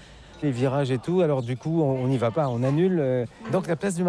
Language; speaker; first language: French; native; French